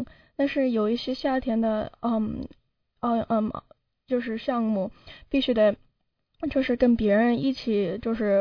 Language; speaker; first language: Chinese; early bilingual, heritage; Chinese